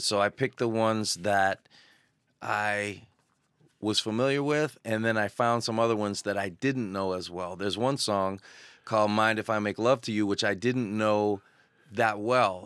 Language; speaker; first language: English; native; English